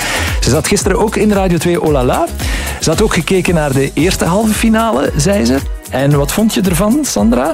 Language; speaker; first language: Dutch; native; Dutch